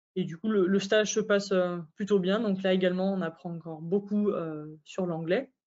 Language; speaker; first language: French; native; French